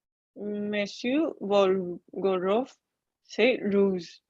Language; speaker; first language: French; non-native, learner; Chinese